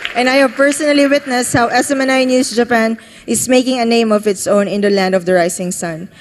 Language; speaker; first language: English; non-native, local second language; Filipino